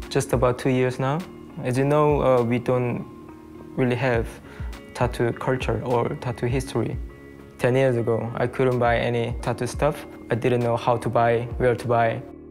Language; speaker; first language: English; non-native, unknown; Korean